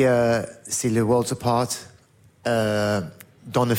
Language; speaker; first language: French; non-native, learner; English